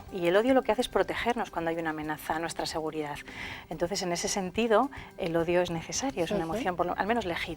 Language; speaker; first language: Spanish; native; Spanish